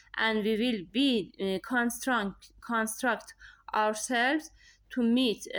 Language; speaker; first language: English; non-native, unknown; Persian